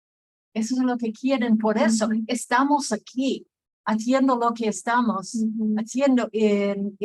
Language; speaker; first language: Spanish; non-native, fluent; English